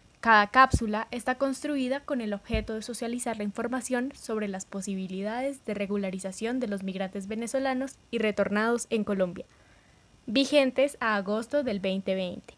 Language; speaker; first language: Spanish; native; Spanish